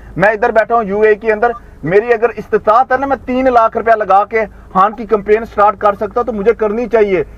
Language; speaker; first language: Urdu; non-native, local second language; Punjabi